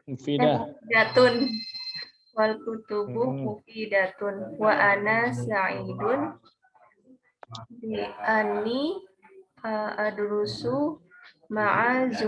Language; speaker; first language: Arabic; non-native, learner; Indonesian